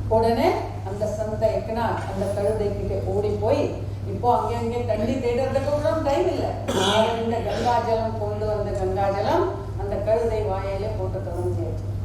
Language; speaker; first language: Tamil; non-native, fluent; Marathi